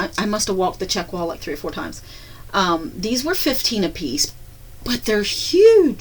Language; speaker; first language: English; native; English